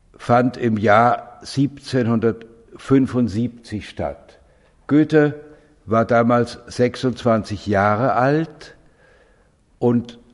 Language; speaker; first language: German; native; German